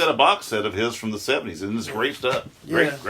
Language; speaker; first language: English; native; English